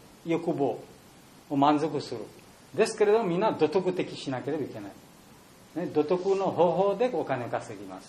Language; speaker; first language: Japanese; non-native, learner; Bangla